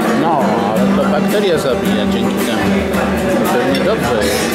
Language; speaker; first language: Polish; native; Polish